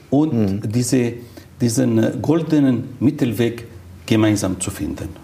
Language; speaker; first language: German; non-native, fluent; Arabic